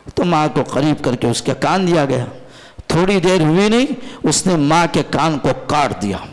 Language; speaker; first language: Urdu; non-native, local second language; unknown